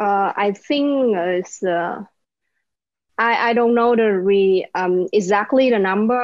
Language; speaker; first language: English; non-native, learner; Vietnamese